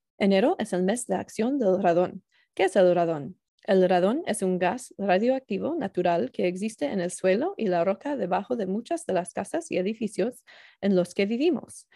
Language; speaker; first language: Spanish; non-native, learner; English